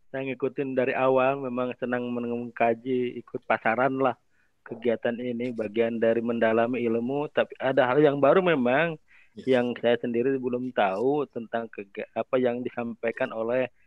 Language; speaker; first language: Indonesian; native; Indonesian